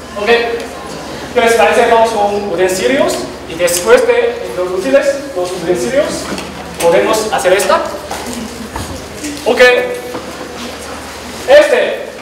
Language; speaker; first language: Spanish; non-native, learner; Chinese